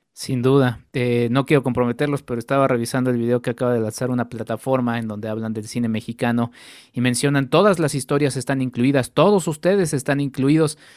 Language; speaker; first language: Spanish; native; Spanish